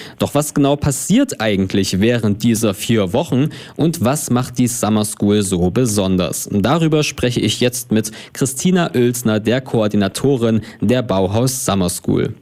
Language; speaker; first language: German; native; German